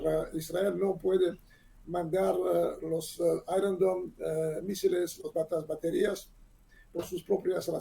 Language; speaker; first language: Spanish; non-native, learner; Hebrew